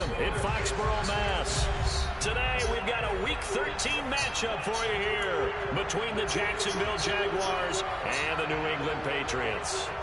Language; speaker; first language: English; native; English